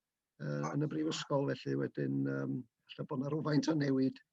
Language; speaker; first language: Welsh; native; Welsh